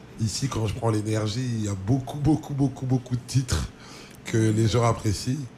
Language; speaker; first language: French; early bilingual, other home language; Lingala